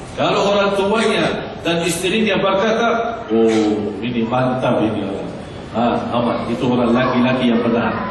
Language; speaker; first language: Malay; non-native, fluent; Arabic